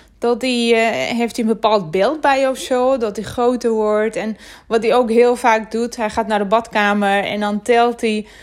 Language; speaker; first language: Dutch; non-native, fluent; Armenian